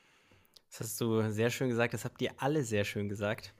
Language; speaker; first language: German; native; German